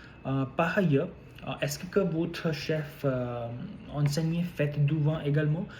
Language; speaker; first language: French; non-native, learner; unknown